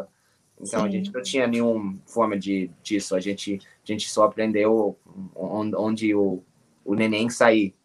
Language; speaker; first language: Portuguese; non-native, learner; English